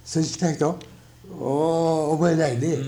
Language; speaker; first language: Japanese; native; Japanese